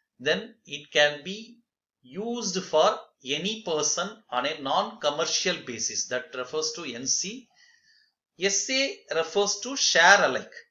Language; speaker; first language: English; non-native, local second language; Tamil